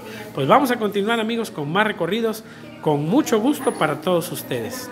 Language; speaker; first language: Spanish; native; Spanish